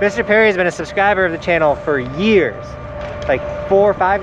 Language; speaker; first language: English; native; English